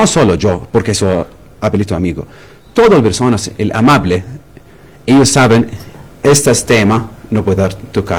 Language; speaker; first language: Spanish; non-native, learner; Arabic